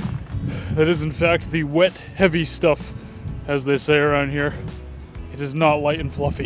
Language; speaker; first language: English; native; English